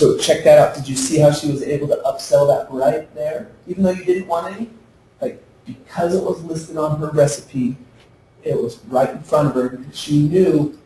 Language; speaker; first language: English; native; English